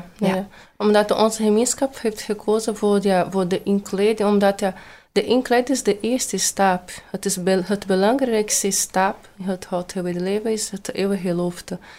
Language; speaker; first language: Dutch; non-native, fluent; Portuguese